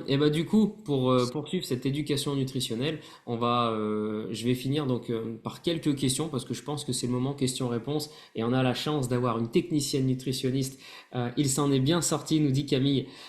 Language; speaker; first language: French; native; French